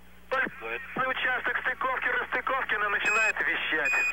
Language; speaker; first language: Russian; native; Russian